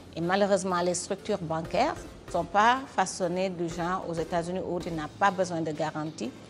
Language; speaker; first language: French; non-native, local second language; Wolof